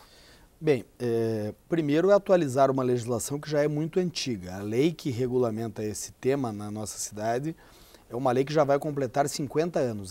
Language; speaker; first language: Portuguese; native; Portuguese